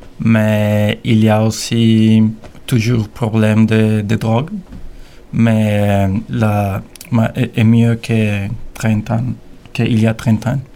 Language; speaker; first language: French; non-native, learner; Spanish